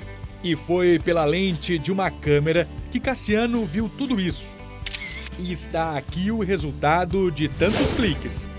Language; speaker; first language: Portuguese; native; Portuguese